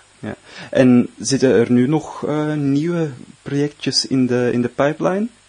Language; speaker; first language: Dutch; native; Dutch